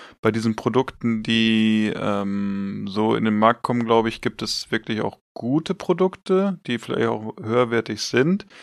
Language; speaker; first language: German; native; German